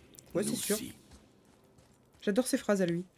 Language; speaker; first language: French; native; French